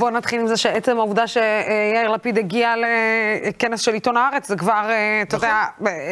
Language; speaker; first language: Hebrew; non-native, local second language; Arabic